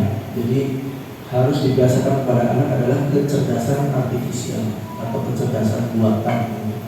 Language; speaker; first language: Indonesian; native; Indonesian